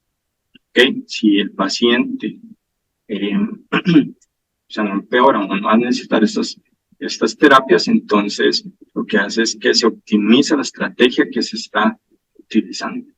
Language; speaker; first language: Spanish; native; Spanish